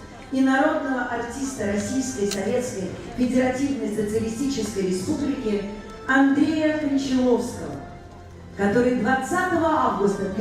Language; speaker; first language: Russian; native; Russian